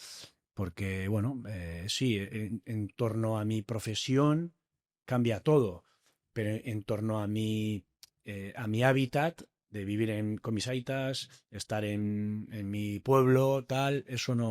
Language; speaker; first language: Spanish; native; Spanish